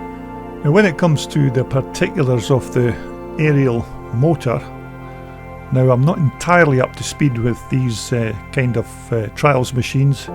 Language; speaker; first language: English; native; English